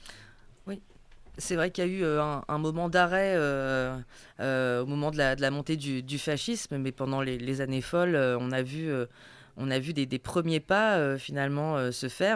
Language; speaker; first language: French; native; French